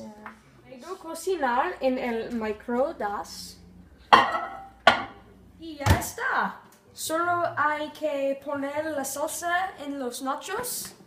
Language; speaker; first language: Spanish; non-native, learner; English